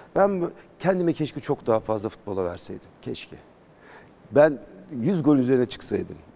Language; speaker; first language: Turkish; native; Turkish